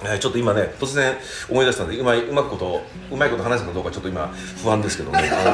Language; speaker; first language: Japanese; early bilingual, heritage; Japanese